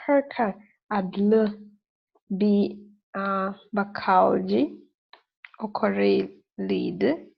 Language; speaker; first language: Turkish; non-native, learner; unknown